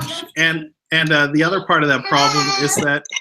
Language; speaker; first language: English; native; English